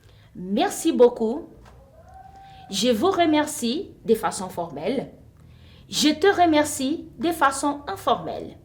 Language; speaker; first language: French; non-native, fluent; Portuguese